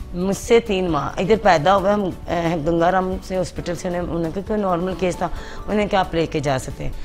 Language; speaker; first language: Urdu; non-native, local second language; Punjabi